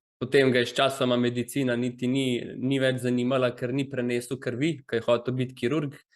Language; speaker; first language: Slovenian; early bilingual, other home language; Croatian